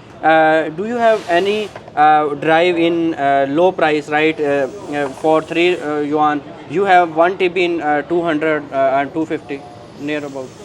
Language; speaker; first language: English; non-native, learner; Urdu